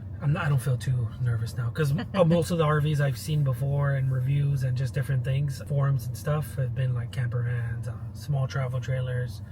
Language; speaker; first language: English; native; English